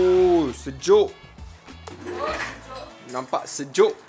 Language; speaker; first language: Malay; non-native, local second language; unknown